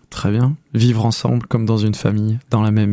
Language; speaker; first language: French; native; French